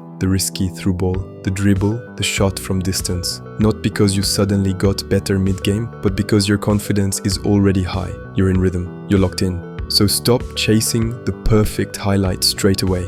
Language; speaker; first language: English; native; English